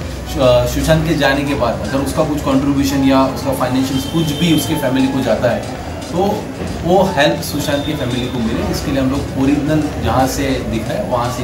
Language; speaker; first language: Hindi; native; Hindi